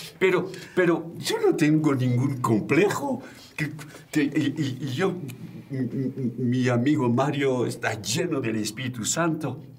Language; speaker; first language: Spanish; non-native, fluent; French